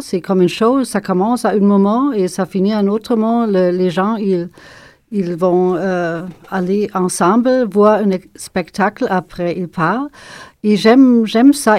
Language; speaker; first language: French; non-native, fluent; German